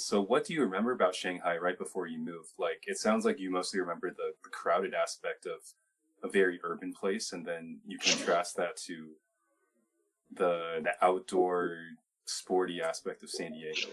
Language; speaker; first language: English; early bilingual, other home language; Chinese